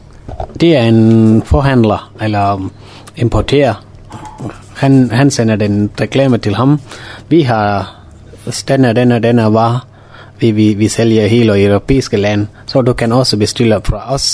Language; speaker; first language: Danish; non-native, learner; Tamil